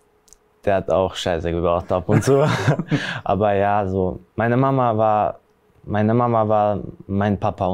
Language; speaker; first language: German; early bilingual, other home language; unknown